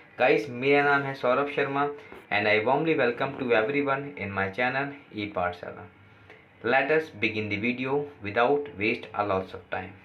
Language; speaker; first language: Hindi; native; Hindi